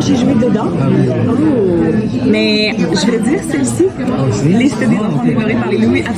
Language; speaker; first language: French; native; French